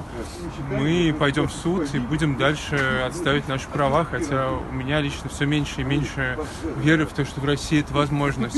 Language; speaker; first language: Russian; native; Russian